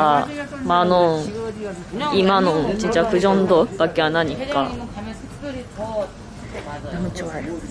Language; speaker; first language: Korean; non-native, fluent; Japanese